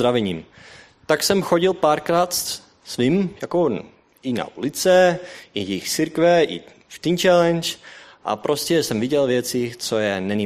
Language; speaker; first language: Czech; non-native, learner; Dutch